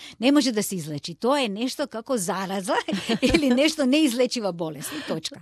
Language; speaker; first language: Macedonian; non-native, local second language; Turkish